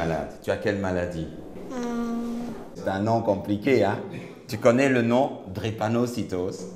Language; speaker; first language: French; native; French